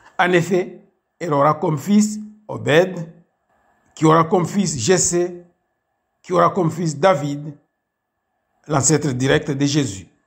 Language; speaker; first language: French; non-native, local second language; Kinyarwanda